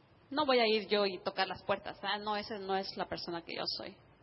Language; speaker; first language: Spanish; native; Spanish